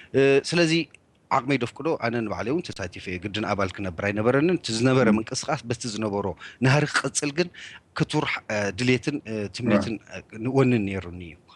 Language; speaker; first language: Tigrinya; native; Tigrinya